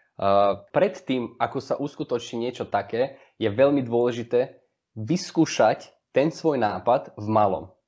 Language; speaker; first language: Slovak; early bilingual, heritage; Slovak